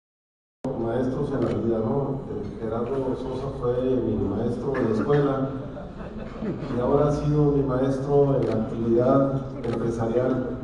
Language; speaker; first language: Spanish; native; Spanish